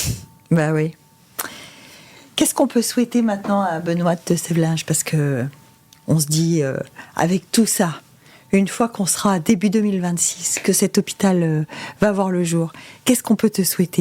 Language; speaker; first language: French; native; French